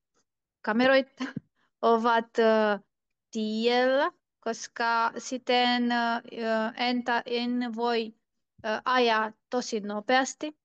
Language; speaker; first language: Finnish; non-native, learner; Turkish